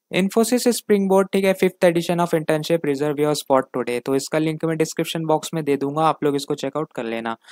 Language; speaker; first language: Hindi; native; Hindi